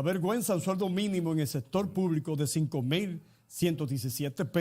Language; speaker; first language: Spanish; native; Spanish